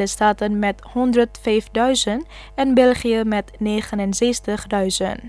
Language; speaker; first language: Dutch; non-native, fluent; Indonesian